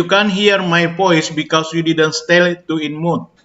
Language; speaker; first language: English; non-native, fluent; Indonesian